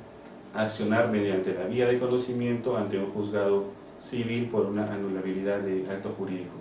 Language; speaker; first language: Spanish; native; Spanish